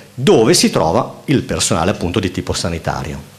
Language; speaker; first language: Italian; native; Italian